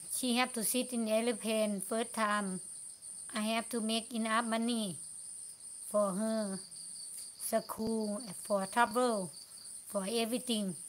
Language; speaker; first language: English; non-native, learner; Thai